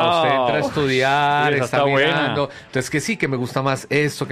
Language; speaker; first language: Spanish; native; Spanish